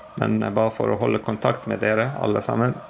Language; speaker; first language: Norwegian; non-native, fluent; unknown